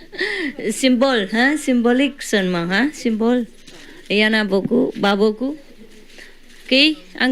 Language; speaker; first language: French; non-native, learner; Vietnamese